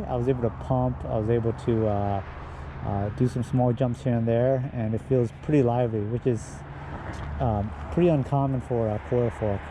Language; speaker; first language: English; native; English